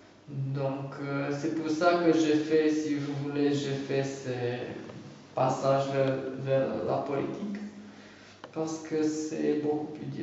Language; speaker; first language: French; non-native, fluent; Romanian